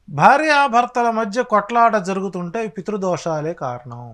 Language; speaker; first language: Telugu; native; Telugu